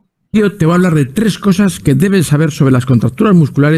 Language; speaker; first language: Spanish; native; Spanish